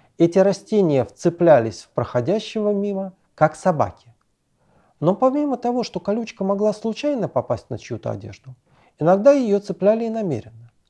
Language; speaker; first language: Russian; native; Russian